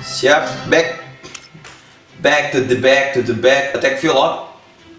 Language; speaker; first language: English; non-native, learner; Indonesian